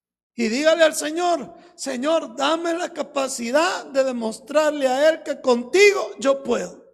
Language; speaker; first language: Spanish; native; Spanish